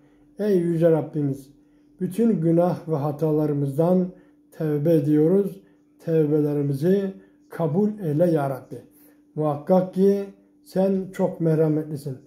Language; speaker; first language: Turkish; native; Turkish